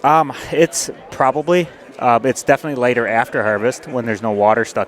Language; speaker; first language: English; native; English